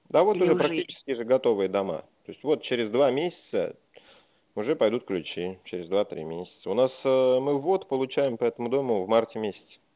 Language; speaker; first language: Russian; native; Russian